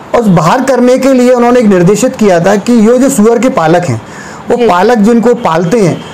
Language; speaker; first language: Hindi; native; Hindi